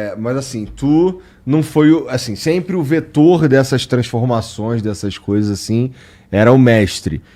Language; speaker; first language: Portuguese; native; Portuguese